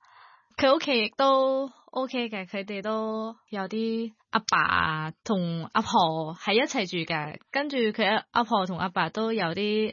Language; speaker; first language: Cantonese; non-native, learner; Thai